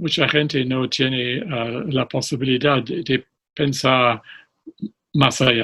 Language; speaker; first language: Spanish; non-native, fluent; English